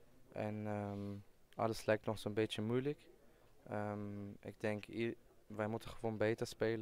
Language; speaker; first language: Dutch; non-native, fluent; German